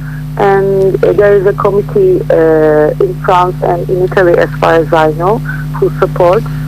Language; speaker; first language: English; non-native, learner; Turkish